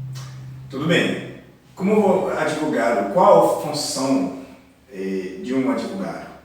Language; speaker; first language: Portuguese; non-native, learner; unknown